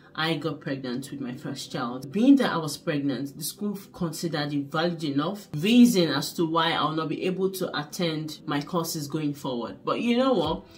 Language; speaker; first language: English; non-native, local second language; Igbo